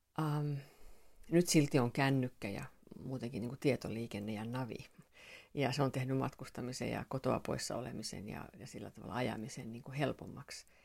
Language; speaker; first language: Finnish; non-native, local second language; Swedish